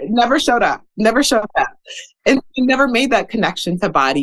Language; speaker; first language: English; native; English